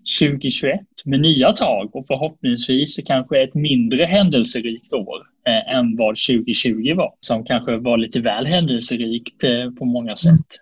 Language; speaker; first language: Swedish; native; Swedish